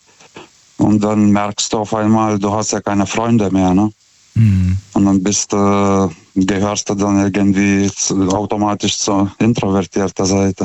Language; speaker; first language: German; non-native, fluent; Lithuanian